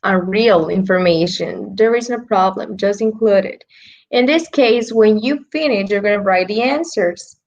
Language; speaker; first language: English; non-native, fluent; Spanish